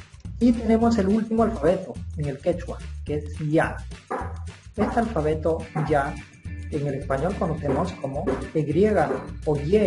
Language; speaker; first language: Spanish; non-native, local second language; Quechua